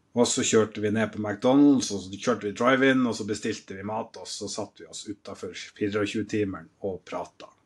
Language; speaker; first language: Norwegian; native; Norwegian